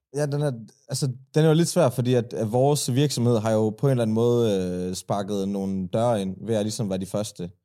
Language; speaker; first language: Danish; early bilingual, other home language; Persian